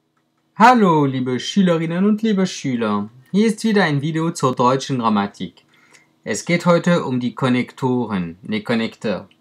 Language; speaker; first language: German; non-native, fluent; French